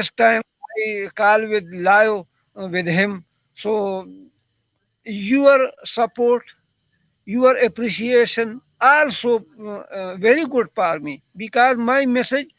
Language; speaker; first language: English; non-native, learner; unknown